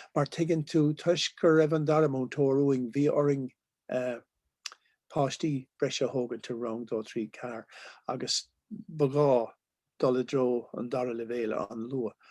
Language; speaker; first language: Irish; non-native, local second language; English